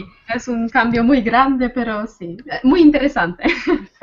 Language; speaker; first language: Spanish; non-native, fluent; Polish